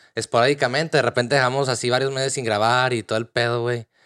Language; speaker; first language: Spanish; native; Spanish